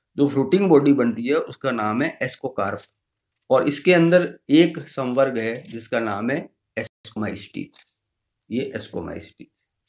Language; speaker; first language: Hindi; native; Hindi